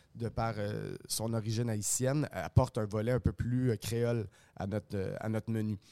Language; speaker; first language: French; native; French